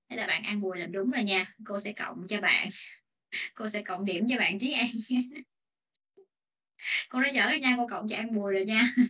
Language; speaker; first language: Vietnamese; native; Vietnamese